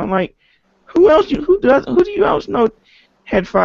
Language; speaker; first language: English; native; English